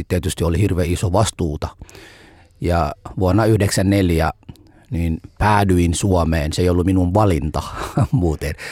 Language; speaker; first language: Finnish; non-native, fluent; Somali